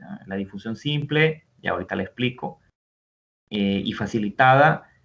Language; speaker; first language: Spanish; native; Spanish